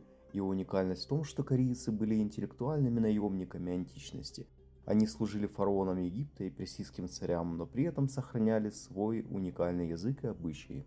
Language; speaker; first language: Russian; native; Russian